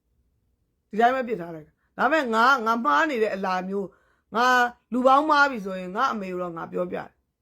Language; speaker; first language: Burmese; native; Burmese